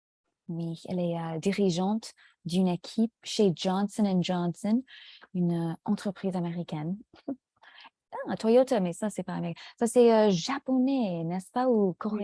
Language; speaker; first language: French; non-native, fluent; English